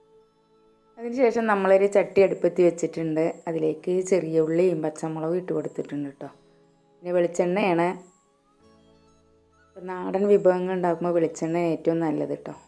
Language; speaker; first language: Malayalam; native; Malayalam